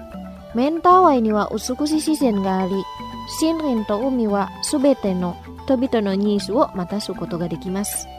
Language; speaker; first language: Japanese; non-native, fluent; Indonesian